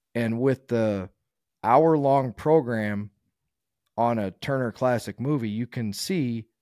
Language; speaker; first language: English; native; English